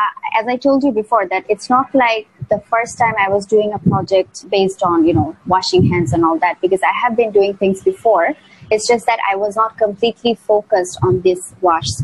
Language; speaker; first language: English; non-native, local second language; Bangla